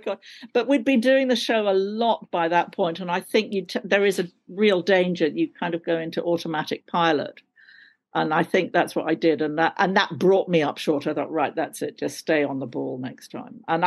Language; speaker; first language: English; native; English